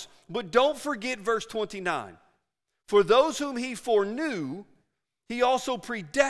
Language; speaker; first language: English; native; English